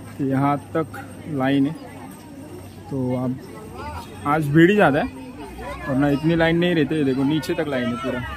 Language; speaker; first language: Hindi; non-native, local second language; Marathi